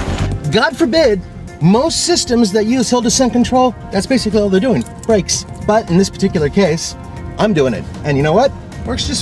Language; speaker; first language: English; native; English